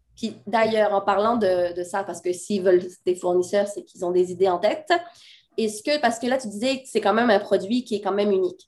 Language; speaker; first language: French; native; French